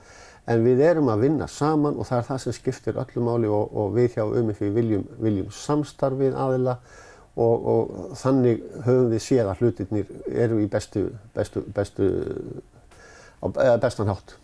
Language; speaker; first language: Icelandic; native; Icelandic